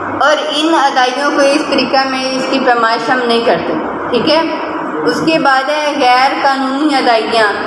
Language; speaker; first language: Urdu; non-native, local second language; Punjabi